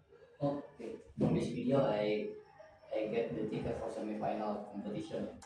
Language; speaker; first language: English; non-native, learner; Indonesian